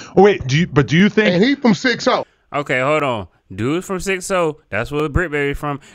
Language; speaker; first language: English; native; English